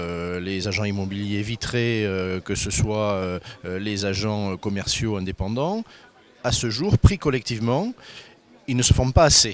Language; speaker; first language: French; native; French